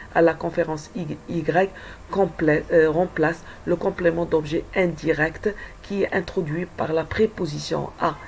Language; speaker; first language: French; non-native, local second language; Arabic